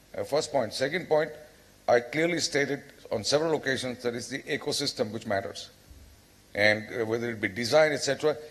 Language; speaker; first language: English; non-native, local second language; Bangla